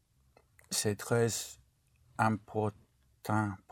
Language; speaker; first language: French; non-native, learner; English